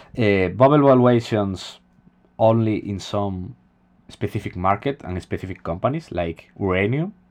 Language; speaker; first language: English; non-native, fluent; Spanish